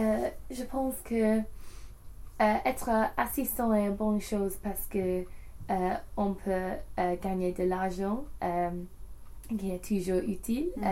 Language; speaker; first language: French; non-native, learner; English